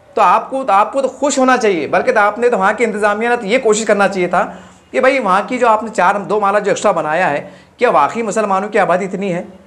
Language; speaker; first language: Hindi; non-native, local second language; Urdu